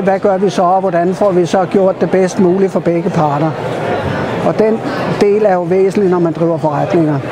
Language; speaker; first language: Danish; native; Danish